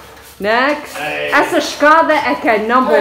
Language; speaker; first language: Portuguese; early bilingual, heritage; Portuguese